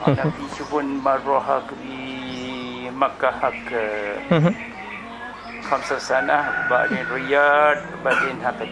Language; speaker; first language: Arabic; non-native, learner; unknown